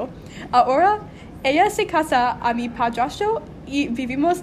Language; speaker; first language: Spanish; non-native, learner; English